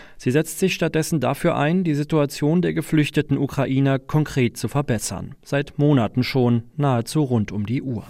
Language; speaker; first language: German; native; German